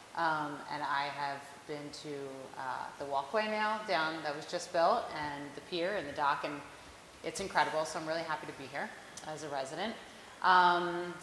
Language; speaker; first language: English; native; English